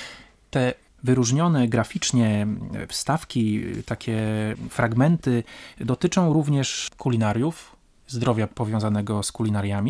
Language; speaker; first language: Polish; native; Polish